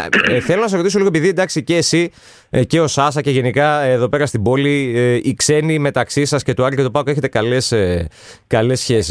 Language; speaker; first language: Greek; native; Greek